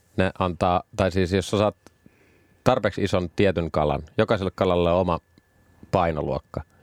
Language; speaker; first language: Finnish; native; Finnish